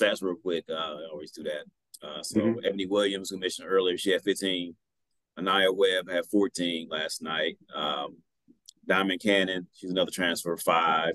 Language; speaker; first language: English; native; English